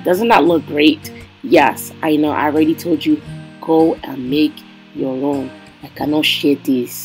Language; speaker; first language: English; non-native, local second language; Yoruba